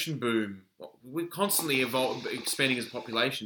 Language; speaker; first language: English; native; English